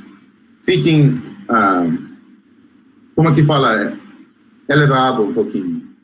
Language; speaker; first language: Portuguese; non-native, fluent; English